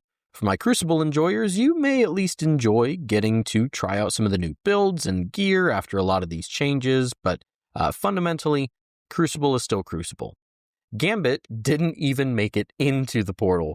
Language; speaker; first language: English; native; English